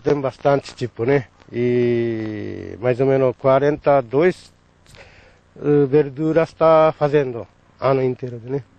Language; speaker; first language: Portuguese; non-native, learner; Japanese